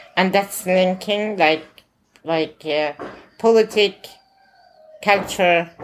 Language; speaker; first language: English; non-native, learner; Arabic